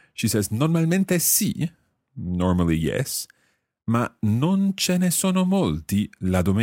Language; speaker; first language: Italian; non-native, fluent; English